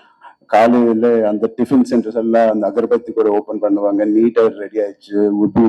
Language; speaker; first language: Tamil; non-native, local second language; Telugu